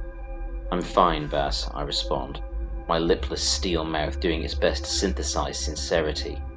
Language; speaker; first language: English; native; English